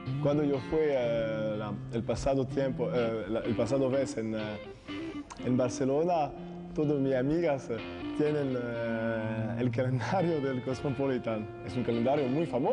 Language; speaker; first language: Spanish; non-native, learner; French